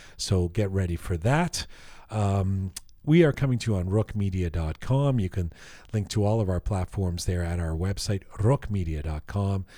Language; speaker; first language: English; early bilingual, other home language; Persian